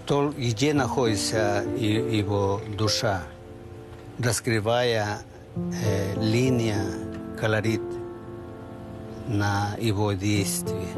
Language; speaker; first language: Russian; non-native, learner; Spanish